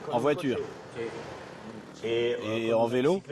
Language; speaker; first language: French; native; French